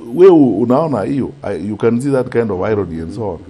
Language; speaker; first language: English; non-native, local second language; Gusii